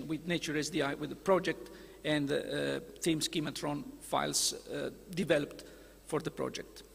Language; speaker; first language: English; non-native, fluent; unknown